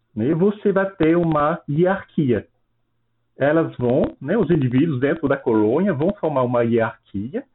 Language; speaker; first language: Portuguese; non-native, fluent; French